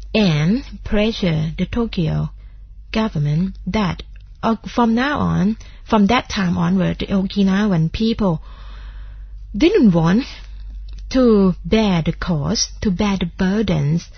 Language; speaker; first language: English; non-native, fluent; Thai